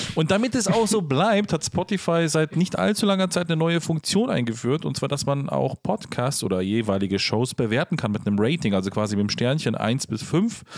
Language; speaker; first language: German; native; German